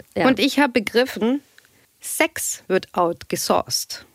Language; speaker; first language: German; non-native, fluent; Arabic